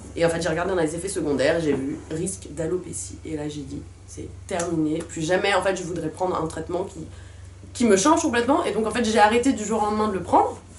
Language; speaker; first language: French; native; French